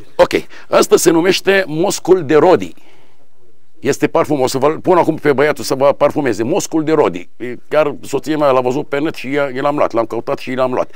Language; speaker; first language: Romanian; non-native, fluent; Arabic